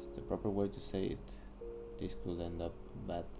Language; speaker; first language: English; non-native, learner; Spanish